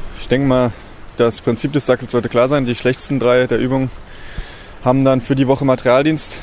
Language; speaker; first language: German; native; German